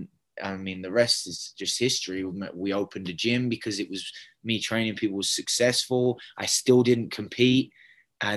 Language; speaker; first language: English; native; English